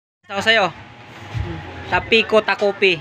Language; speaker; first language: Filipino; non-native, local second language; Bikol